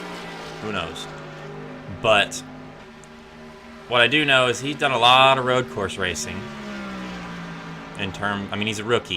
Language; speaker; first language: English; native; English